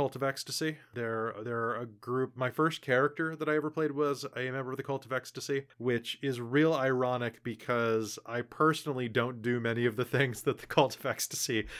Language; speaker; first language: English; native; English